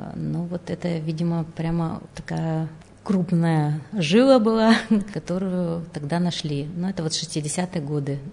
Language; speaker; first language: Russian; native; Russian